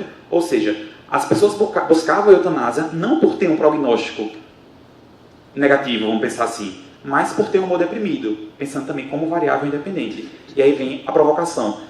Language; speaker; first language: Portuguese; native; Portuguese